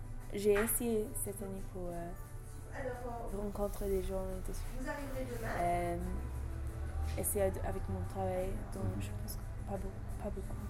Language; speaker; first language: French; non-native, learner; English